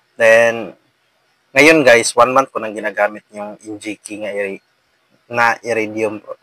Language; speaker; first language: Filipino; non-native, local second language; Cebuano